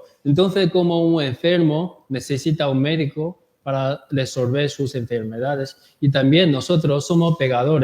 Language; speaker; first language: Spanish; non-native, learner; Korean